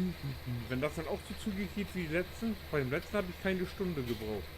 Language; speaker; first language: German; native; German